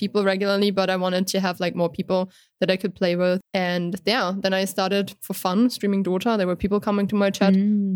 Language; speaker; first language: English; non-native, fluent; German